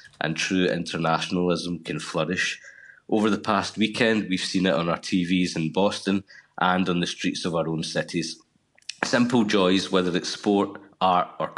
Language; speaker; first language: English; native; English